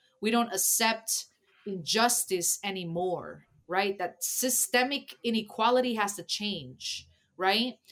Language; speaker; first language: English; early bilingual, other home language; Spanish